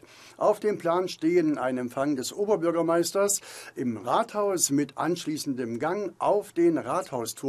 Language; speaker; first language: German; native; German